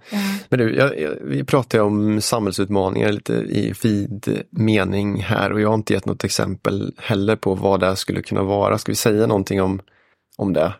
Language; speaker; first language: Swedish; native; Swedish